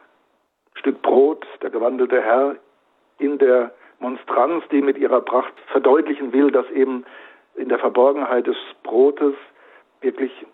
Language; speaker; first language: German; native; German